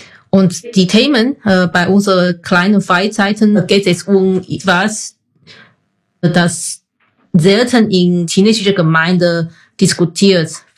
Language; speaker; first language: German; non-native, fluent; Chinese